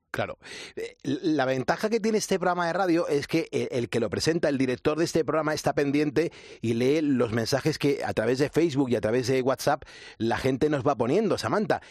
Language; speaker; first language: Spanish; native; Spanish